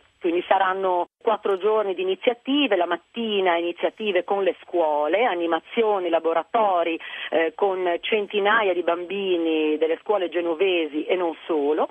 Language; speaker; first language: Italian; native; Italian